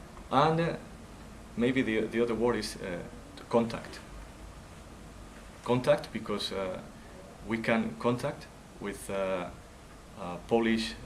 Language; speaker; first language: English; non-native, learner; Spanish